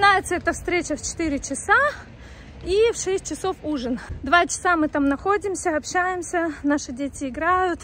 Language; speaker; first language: Russian; native; Russian